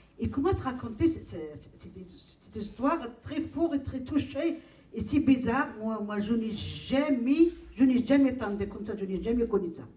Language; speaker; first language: French; non-native, local second language; Arabic